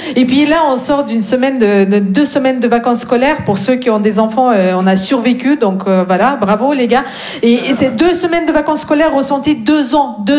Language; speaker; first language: French; non-native, fluent; Russian